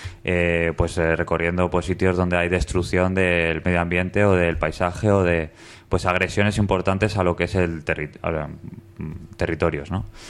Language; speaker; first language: Spanish; native; Spanish